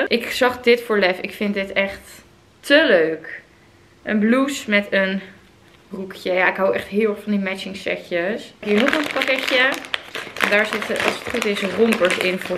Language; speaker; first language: Dutch; native; Dutch